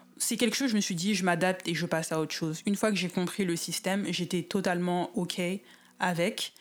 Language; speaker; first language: French; native; French